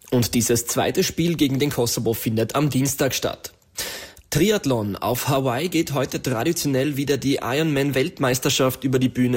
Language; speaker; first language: German; native; German